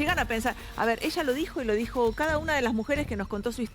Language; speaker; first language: Spanish; native; Spanish